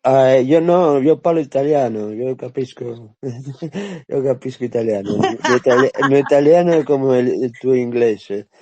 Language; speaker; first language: Italian; non-native, learner; Spanish